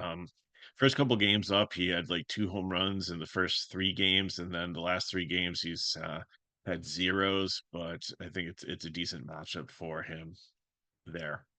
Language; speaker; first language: English; native; English